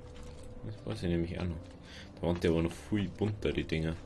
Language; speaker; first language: German; native; German